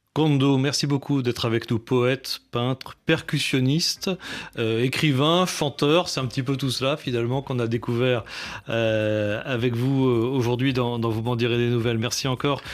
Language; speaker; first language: French; native; French